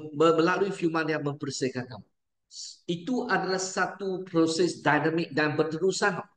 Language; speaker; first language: Malay; non-native, local second language; Chinese